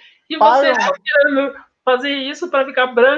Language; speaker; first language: Portuguese; non-native, fluent; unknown